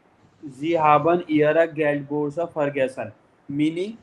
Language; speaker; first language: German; non-native, fluent; Hindi